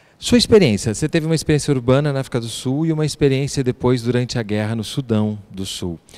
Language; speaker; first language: Portuguese; native; Portuguese